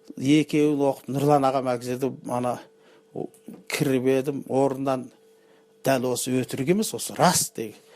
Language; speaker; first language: Kazakh; early bilingual, heritage; Kazakh